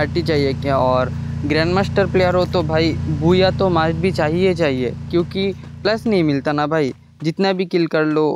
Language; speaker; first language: Hindi; non-native, local second language; Bangla